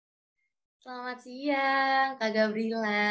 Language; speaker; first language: Indonesian; native; Indonesian